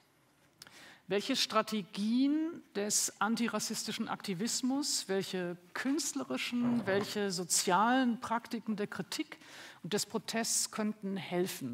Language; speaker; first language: German; native; German